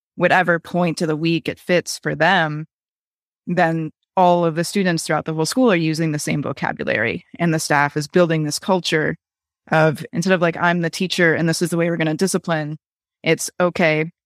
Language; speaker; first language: English; native; English